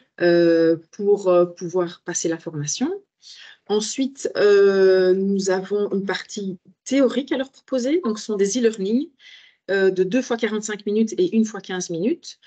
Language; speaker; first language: French; native; French